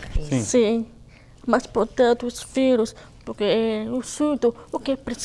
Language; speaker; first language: Portuguese; non-native, local second language; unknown